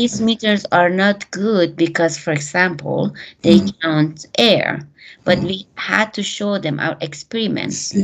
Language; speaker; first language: English; non-native, fluent; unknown